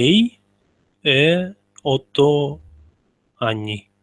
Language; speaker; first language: Italian; non-native, learner; Russian